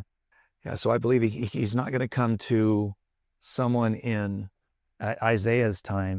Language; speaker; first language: English; native; English